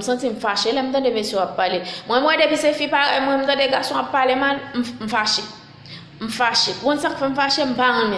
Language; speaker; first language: French; non-native, local second language; Haitian Creole